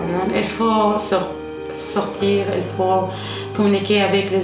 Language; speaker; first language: French; non-native, learner; Arabic